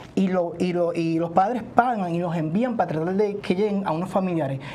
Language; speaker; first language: Spanish; native; Spanish